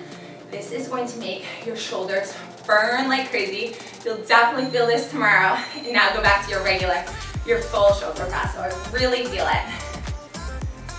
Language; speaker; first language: English; native; English